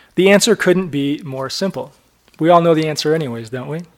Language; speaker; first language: English; native; English